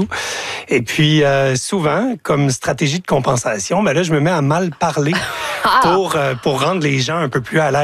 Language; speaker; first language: French; native; French